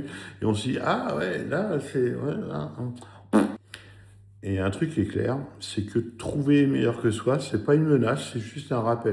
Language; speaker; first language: French; native; French